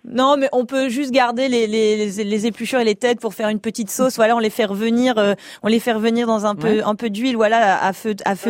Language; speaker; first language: French; native; French